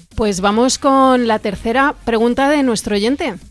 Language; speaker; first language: Spanish; native; Spanish